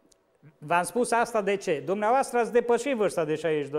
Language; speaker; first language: Romanian; native; Romanian